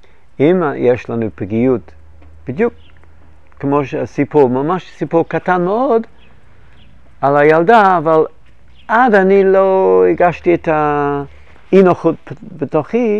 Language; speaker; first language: Hebrew; non-native, fluent; English